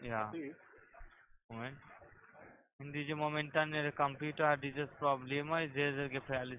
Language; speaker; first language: German; non-native, learner; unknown